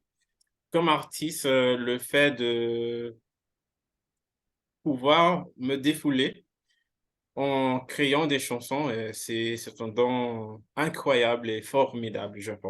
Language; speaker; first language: French; non-native, fluent; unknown